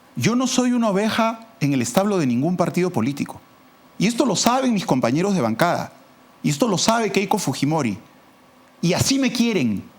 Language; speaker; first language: Spanish; native; Spanish